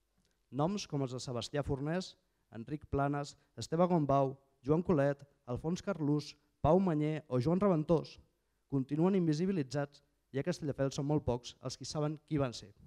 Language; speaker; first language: Catalan; native; Catalan